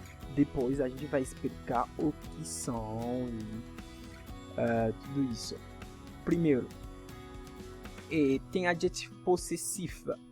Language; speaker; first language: Portuguese; non-native, fluent; French